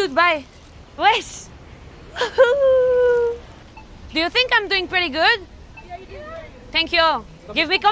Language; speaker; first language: English; non-native, learner; French